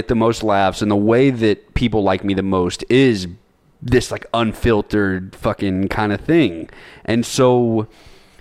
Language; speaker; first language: English; native; English